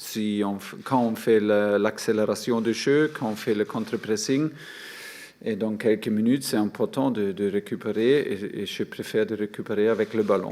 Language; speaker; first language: French; non-native, fluent; German